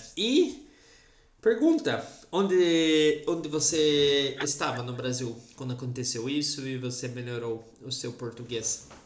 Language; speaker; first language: Portuguese; native; Portuguese